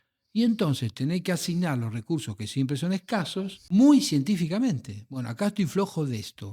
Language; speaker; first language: Spanish; native; Spanish